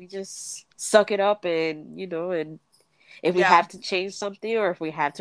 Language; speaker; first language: English; native; English